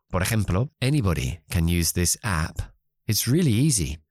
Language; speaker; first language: English; early bilingual, other home language; Spanish